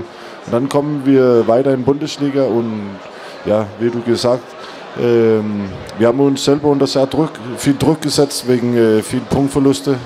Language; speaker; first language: German; non-native, fluent; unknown